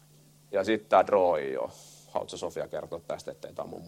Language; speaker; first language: Finnish; native; Finnish